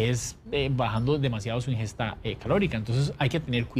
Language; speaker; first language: Spanish; native; Spanish